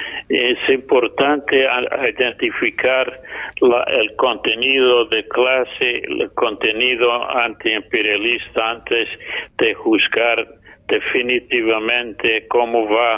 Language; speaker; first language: Spanish; non-native, fluent; English